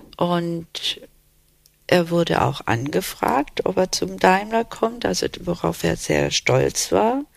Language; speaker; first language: German; early bilingual, other home language; Turkish